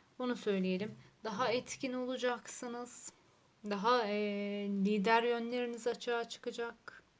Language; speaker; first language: Turkish; native; Turkish